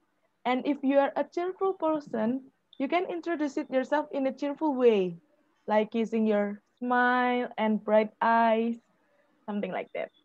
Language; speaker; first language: English; non-native, fluent; Indonesian